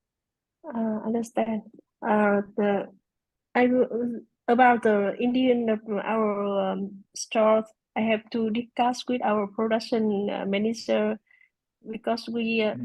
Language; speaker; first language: English; non-native, learner; Vietnamese